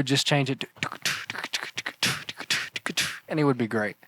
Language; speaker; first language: English; native; English